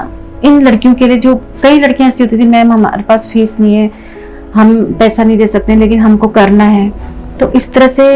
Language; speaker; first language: Hindi; native; Hindi